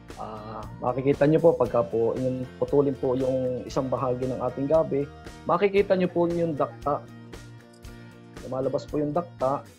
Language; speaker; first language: Filipino; native; Filipino